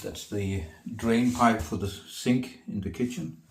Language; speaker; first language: English; non-native, fluent; Danish